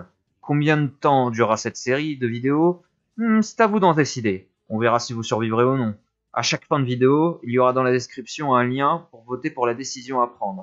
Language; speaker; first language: French; native; French